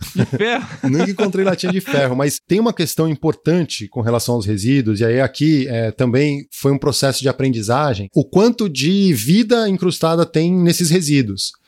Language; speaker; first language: Portuguese; native; Portuguese